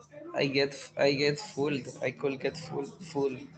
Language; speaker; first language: English; non-native, learner; Spanish